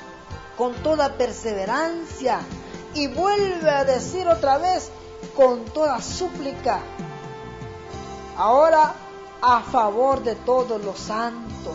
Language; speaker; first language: Spanish; native; Spanish